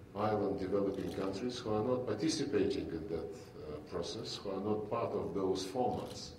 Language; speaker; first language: English; non-native, fluent; Russian